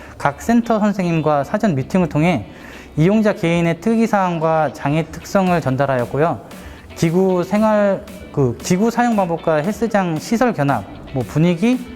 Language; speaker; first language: Korean; native; Korean